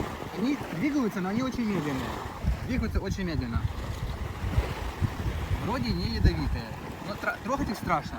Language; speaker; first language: Russian; native; Russian